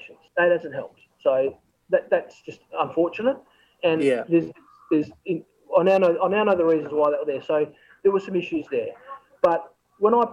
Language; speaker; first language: English; native; English